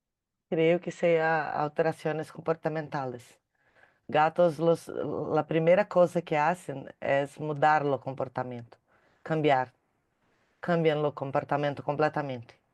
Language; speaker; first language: Spanish; non-native, learner; Portuguese